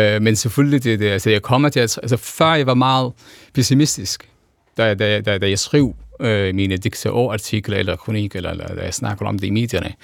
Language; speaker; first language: Danish; non-native, fluent; Kurdish